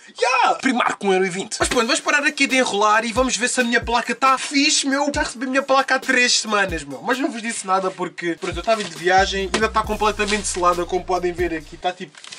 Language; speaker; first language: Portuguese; native; Portuguese